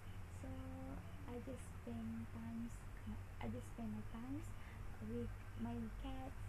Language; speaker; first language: English; non-native, local second language; Malay